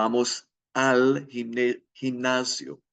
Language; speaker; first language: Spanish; non-native, fluent; English